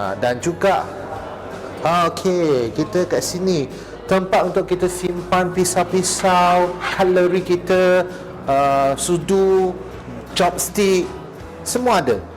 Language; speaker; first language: Malay; non-native, local second language; Chinese